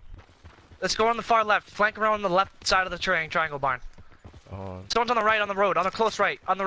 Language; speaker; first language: English; native; English